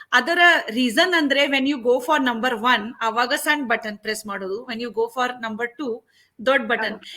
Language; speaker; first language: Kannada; non-native, local second language; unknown